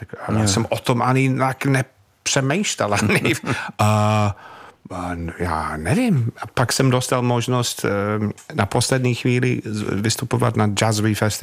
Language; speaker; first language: Czech; non-native, fluent; English